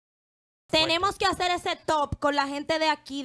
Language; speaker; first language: Spanish; native; Spanish